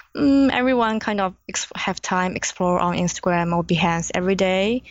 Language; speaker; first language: English; non-native, learner; Chinese